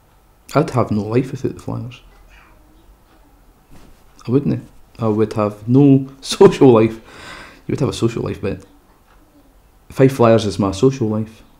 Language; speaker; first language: English; native; English